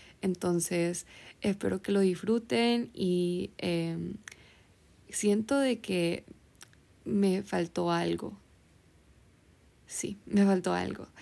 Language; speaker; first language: Spanish; early bilingual, heritage; Spanish